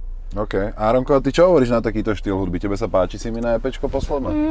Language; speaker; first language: Slovak; native; Slovak